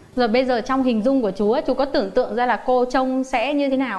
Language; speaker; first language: Vietnamese; native; Vietnamese